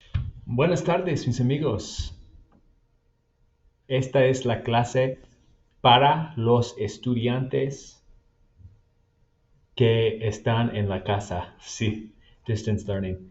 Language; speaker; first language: Spanish; non-native, fluent; English